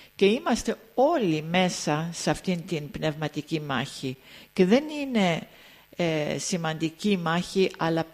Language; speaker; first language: Greek; early bilingual, heritage; Greek